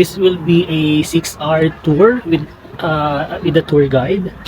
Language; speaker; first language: English; non-native, local second language; Filipino